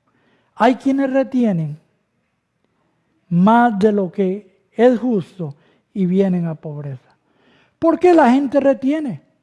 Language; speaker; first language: Spanish; native; Spanish